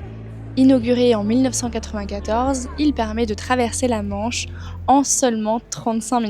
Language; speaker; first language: French; native; French